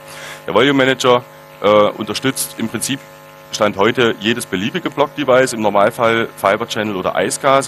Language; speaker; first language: German; native; German